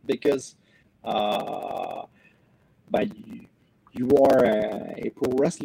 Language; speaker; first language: English; non-native, learner; French